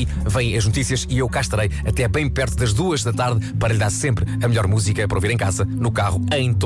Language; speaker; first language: Portuguese; native; Portuguese